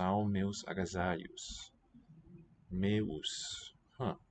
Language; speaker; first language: Portuguese; non-native, learner; English